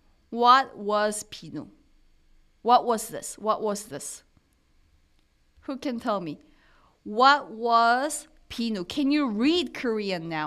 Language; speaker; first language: English; non-native, fluent; Korean